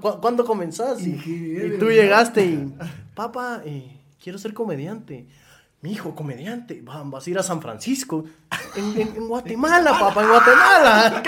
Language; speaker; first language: Spanish; native; Spanish